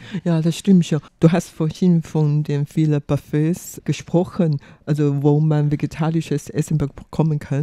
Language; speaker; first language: German; non-native, fluent; Chinese